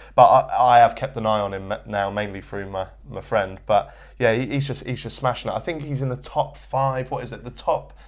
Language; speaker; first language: English; native; English